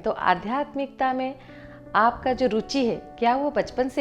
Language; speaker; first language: Hindi; native; Hindi